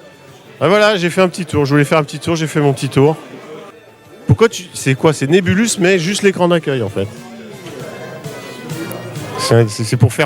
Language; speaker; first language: French; native; French